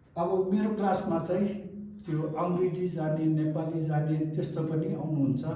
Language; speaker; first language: Nepali; non-native, local second language; Tibetan